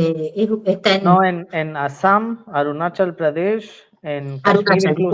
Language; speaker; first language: Spanish; non-native, fluent; Tamil